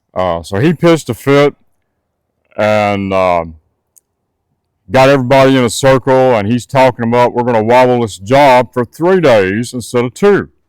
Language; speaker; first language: English; native; English